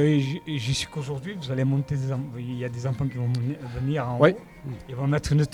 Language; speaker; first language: French; native; French